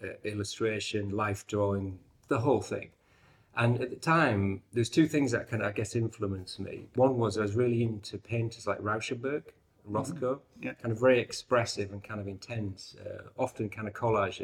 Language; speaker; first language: English; native; English